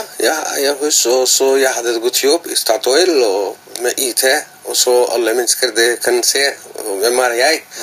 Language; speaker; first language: Norwegian; non-native, learner; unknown